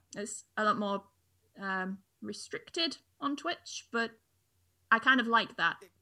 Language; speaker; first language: English; native; English